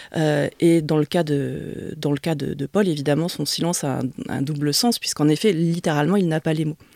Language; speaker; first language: French; early bilingual, other home language; Vietnamese